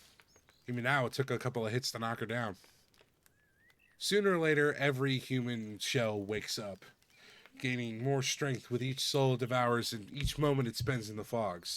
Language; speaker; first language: English; native; English